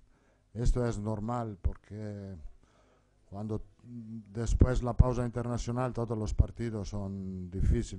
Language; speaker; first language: Spanish; non-native, fluent; Italian